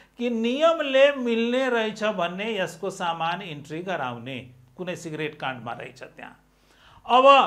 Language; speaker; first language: Nepali; non-native, local second language; Maithili